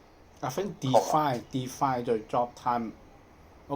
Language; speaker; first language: English; non-native, learner; Cantonese